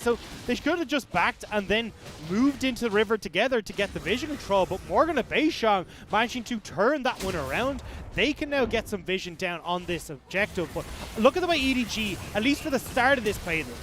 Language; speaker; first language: English; native; English